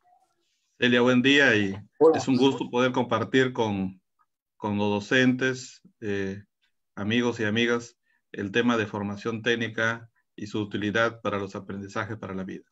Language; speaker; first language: Spanish; native; Spanish